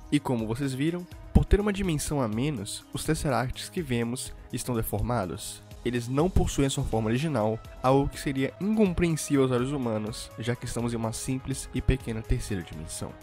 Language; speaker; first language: Portuguese; native; Portuguese